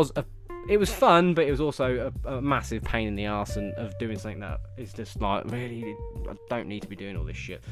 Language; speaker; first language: English; native; English